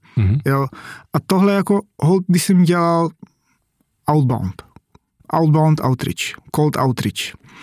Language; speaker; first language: Czech; non-native, fluent; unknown